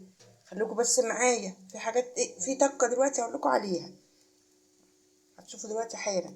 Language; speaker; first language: Arabic; native; Arabic